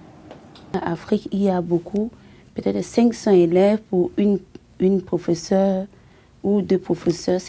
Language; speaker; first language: French; non-native, learner; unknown